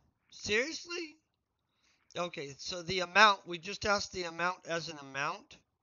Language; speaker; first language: English; native; English